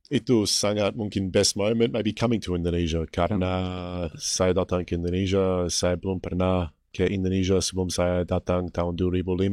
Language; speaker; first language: Indonesian; non-native, fluent; English